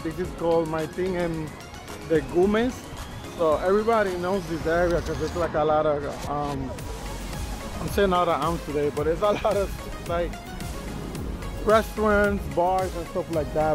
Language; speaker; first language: English; native; English